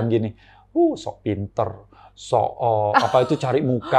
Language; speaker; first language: Indonesian; native; Indonesian